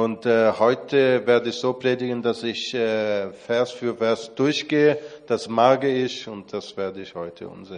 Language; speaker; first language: German; non-native, fluent; Portuguese